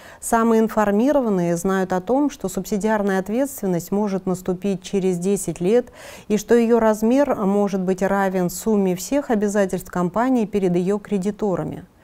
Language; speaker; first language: Russian; native; Russian